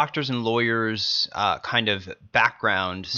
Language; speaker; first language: English; native; English